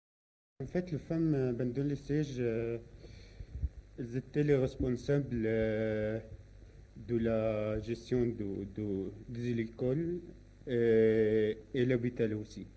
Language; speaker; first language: French; non-native, learner; Arabic